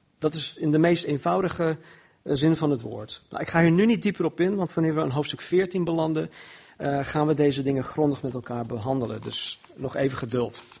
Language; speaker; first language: Dutch; non-native, fluent; English